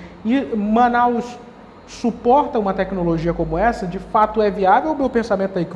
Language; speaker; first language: Portuguese; native; Portuguese